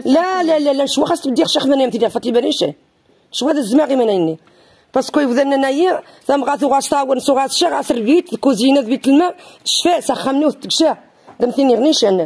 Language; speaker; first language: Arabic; non-native, local second language; Riffian